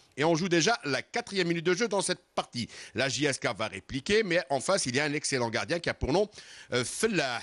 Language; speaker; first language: French; non-native, local second language; Arabic